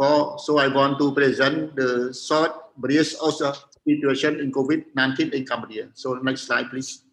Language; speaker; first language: English; non-native, learner; Khmer